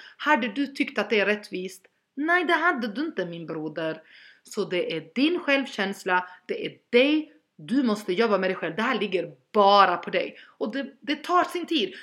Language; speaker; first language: Swedish; early bilingual, other home language; Albanian